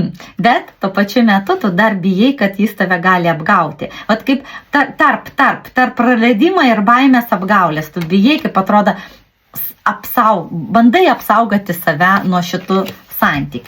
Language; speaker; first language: Lithuanian; native; Lithuanian